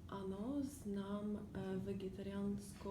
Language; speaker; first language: Czech; non-native, learner; Ukrainian